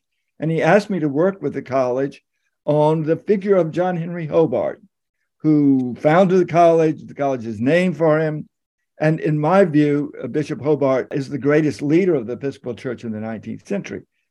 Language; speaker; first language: English; native; English